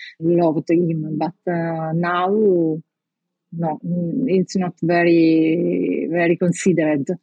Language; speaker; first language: English; non-native, learner; Italian